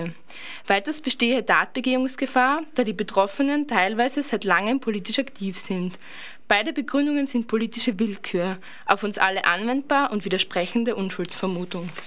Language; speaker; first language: German; native; German